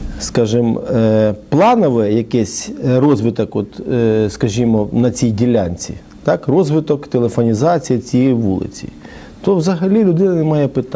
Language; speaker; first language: Ukrainian; native; Ukrainian